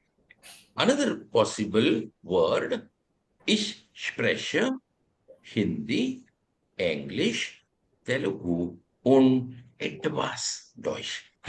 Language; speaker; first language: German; non-native, fluent; Telugu